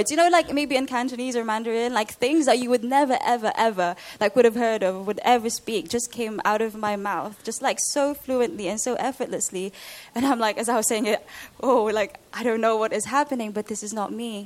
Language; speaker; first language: English; non-native, local second language; Filipino